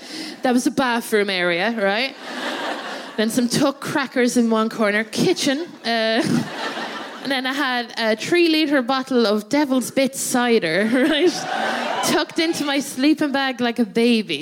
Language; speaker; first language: English; native; English